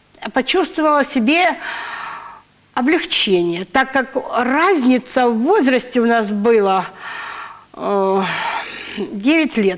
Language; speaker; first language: Russian; native; Russian